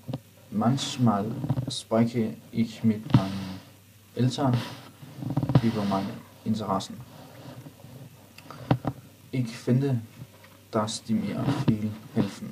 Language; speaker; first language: German; non-native, learner; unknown